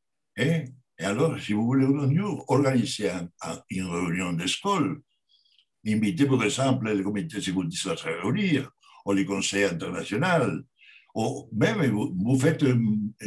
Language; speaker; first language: French; non-native, learner; Spanish